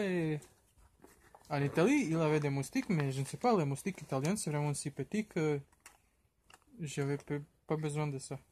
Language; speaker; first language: French; non-native, learner; Croatian